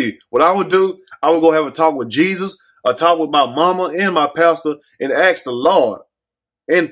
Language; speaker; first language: English; native; English